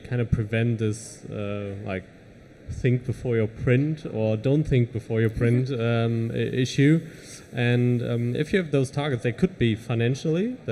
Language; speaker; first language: English; non-native, fluent; German